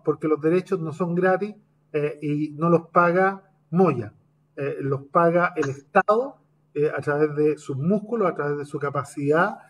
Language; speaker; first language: Spanish; native; Spanish